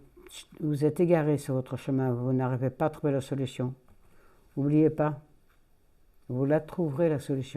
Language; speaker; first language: French; native; French